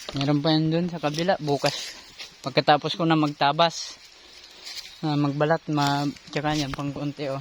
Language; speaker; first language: Filipino; non-native, local second language; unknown